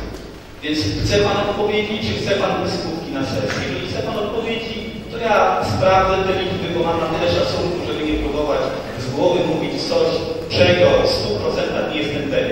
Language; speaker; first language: Polish; native; Polish